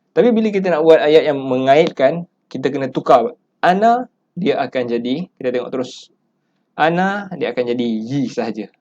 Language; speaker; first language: Malay; native; Malay